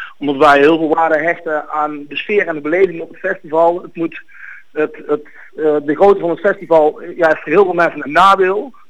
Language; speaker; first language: Dutch; native; Dutch